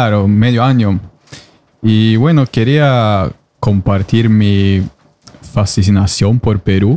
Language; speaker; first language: Spanish; non-native, fluent; Norwegian